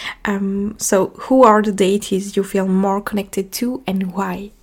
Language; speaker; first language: English; non-native, fluent; French